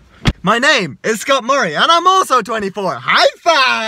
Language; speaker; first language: English; native; English